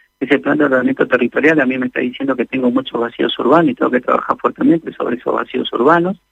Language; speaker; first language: Spanish; native; Spanish